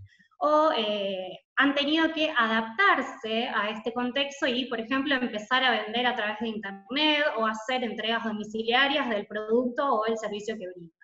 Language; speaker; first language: Spanish; native; Spanish